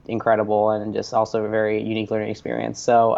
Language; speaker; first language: English; native; English